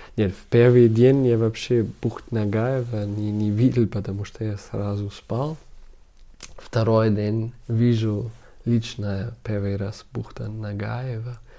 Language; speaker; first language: Russian; non-native, learner; German